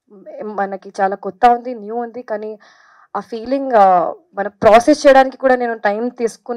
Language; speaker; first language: Telugu; non-native, fluent; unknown